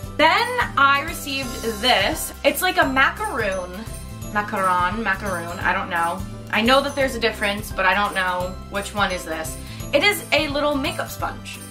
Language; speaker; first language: English; native; English